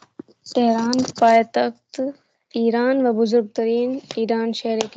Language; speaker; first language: Persian; non-native, learner; Urdu